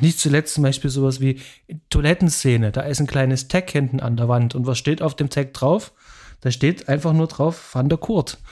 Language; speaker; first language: German; native; German